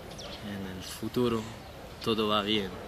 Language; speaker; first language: Spanish; non-native, learner; Persian